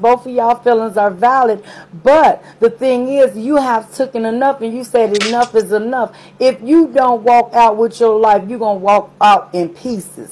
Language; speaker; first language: English; native; English